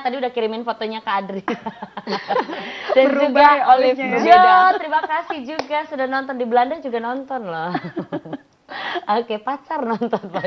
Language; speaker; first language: Indonesian; native; Indonesian